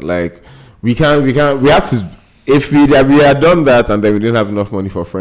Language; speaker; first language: English; non-native, local second language; Yoruba